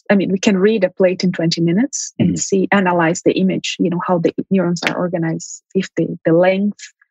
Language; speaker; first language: English; early bilingual, heritage; Armenian